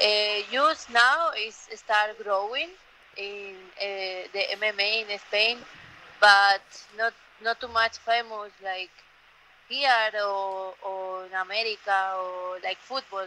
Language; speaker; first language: English; non-native, learner; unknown